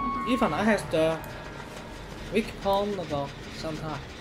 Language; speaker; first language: English; non-native, learner; Chinese